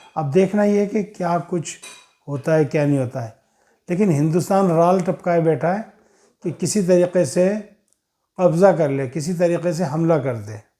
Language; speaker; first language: Urdu; native; Urdu